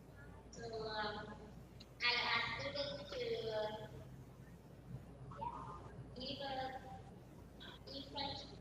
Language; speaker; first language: English; non-native, learner; Vietnamese